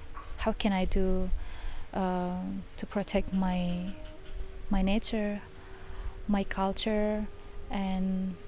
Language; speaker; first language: English; non-native, fluent; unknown